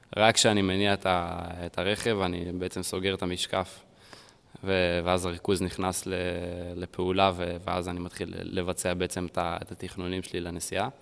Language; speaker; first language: Hebrew; early bilingual, heritage; Hebrew